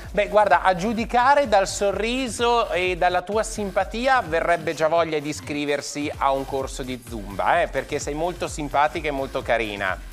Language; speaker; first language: Italian; native; Italian